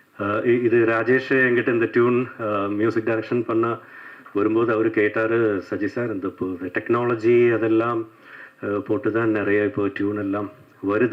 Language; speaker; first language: Tamil; non-native, learner; Malayalam